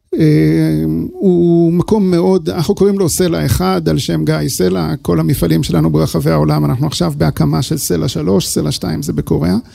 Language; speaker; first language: Hebrew; early bilingual, other home language; English